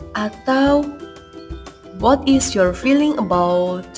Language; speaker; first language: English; non-native, learner; Indonesian